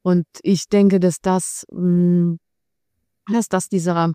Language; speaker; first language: German; non-native, fluent; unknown